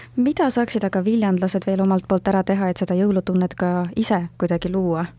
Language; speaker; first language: Estonian; native; Estonian